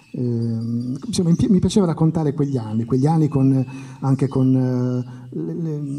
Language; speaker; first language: Italian; native; Italian